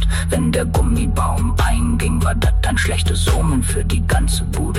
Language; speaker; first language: German; native; German